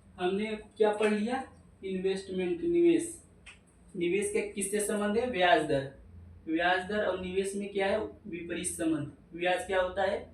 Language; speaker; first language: Hindi; native; Hindi